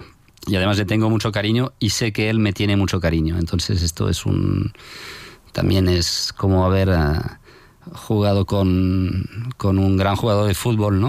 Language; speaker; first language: Spanish; non-native, fluent; French